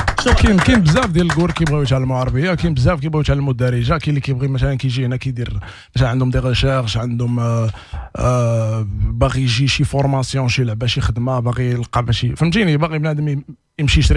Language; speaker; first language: Arabic; native; Arabic